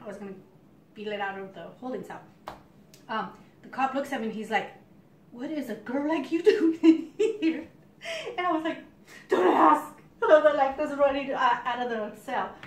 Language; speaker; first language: English; early bilingual, other home language; Spanish